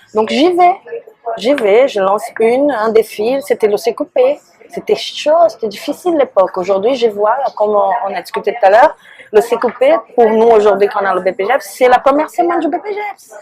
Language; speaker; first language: French; non-native, fluent; Portuguese